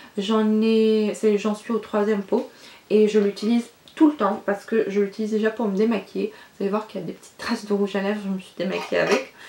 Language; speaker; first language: French; non-native, local second language; Arabic